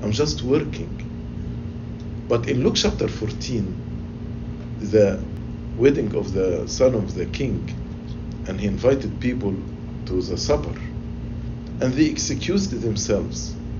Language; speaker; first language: English; non-native, fluent; Arabic